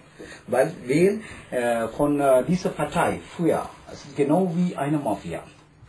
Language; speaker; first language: German; non-native, learner; Tamil